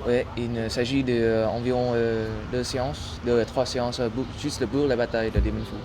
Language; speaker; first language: French; non-native, learner; Vietnamese